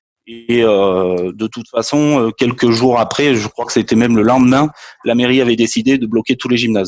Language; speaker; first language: French; native; French